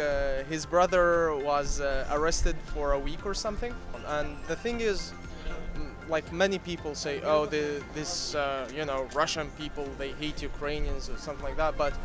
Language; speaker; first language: English; non-native, fluent; Russian